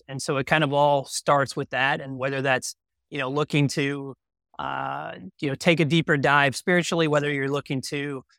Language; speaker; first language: English; native; English